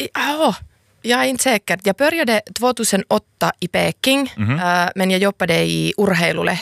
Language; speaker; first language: Swedish; non-native, local second language; Finnish